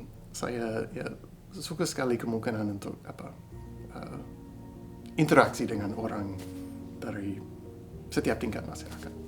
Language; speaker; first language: Indonesian; non-native, fluent; English